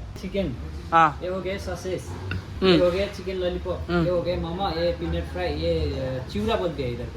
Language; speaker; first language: Hindi; non-native, learner; Nepali